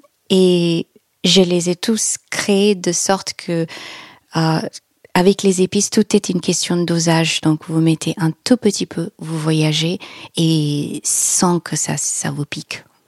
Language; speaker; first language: French; non-native, fluent; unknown